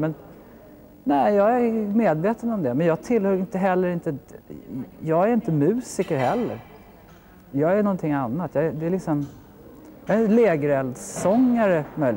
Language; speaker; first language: Swedish; native; Swedish